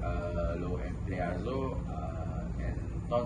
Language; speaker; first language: Spanish; non-native, learner; Malay